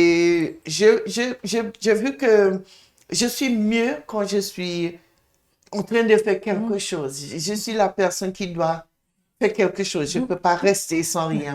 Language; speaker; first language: French; non-native, fluent; English